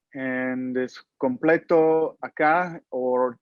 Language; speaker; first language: Spanish; non-native, learner; English